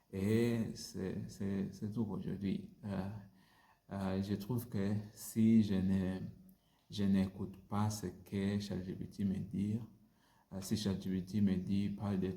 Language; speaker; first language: French; non-native, learner; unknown